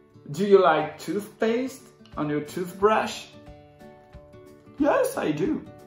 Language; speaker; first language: English; non-native, fluent; French